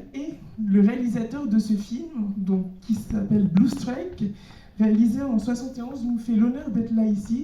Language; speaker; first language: French; native; French